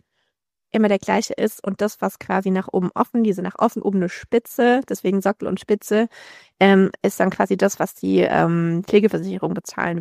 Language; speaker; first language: German; native; German